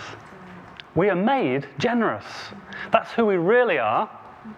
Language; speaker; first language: English; native; English